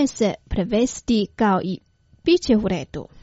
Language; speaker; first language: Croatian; non-native, fluent; Chinese